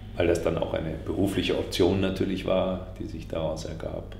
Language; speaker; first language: German; native; German